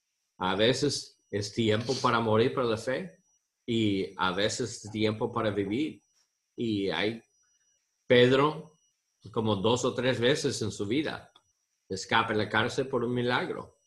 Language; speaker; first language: Spanish; non-native, learner; English